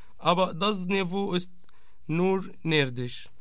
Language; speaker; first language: German; non-native, learner; Arabic